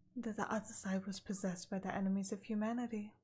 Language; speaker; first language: English; native; English